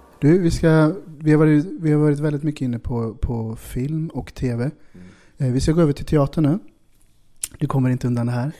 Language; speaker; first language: Swedish; native; Swedish